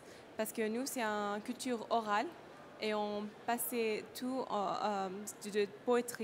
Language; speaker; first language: French; non-native, learner; Arabic